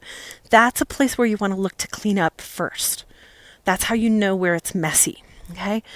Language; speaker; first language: English; native; English